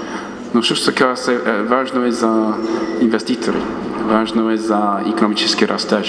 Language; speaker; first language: Bulgarian; non-native, fluent; English